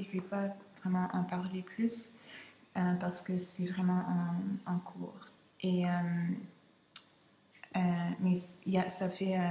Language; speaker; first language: French; non-native, local second language; English